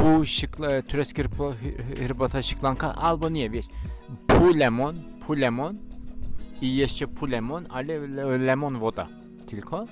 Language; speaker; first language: Polish; non-native, learner; Turkish